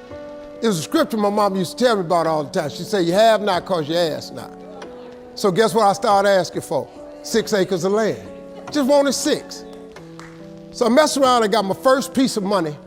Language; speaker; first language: English; native; English